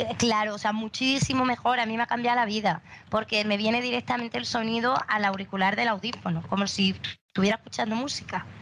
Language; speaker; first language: Spanish; native; Spanish